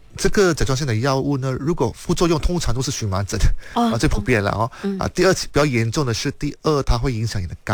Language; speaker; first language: Chinese; native; Chinese